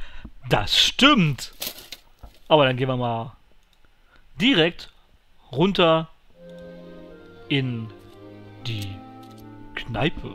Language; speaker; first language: German; native; German